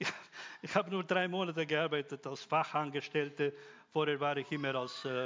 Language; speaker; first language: German; non-native, fluent; Croatian